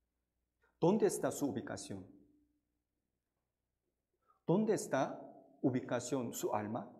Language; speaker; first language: Spanish; non-native, fluent; Korean